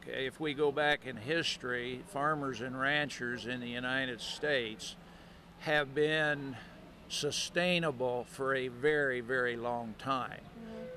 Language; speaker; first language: English; native; English